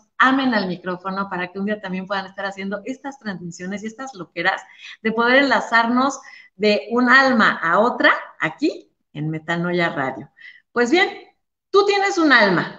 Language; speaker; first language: Spanish; native; Spanish